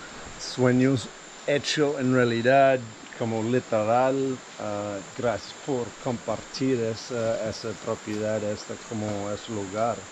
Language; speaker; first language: Spanish; non-native, fluent; English